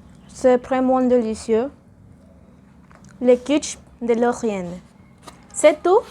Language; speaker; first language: French; non-native, learner; Spanish